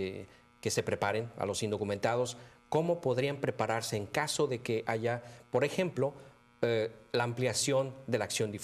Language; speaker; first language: Spanish; native; Spanish